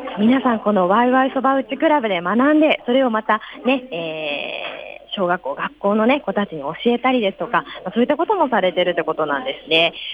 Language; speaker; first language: Japanese; native; Japanese